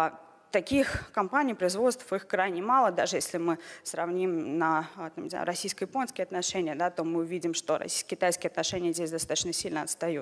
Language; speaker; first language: Russian; native; Russian